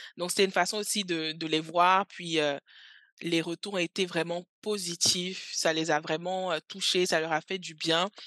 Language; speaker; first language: French; early bilingual, other home language; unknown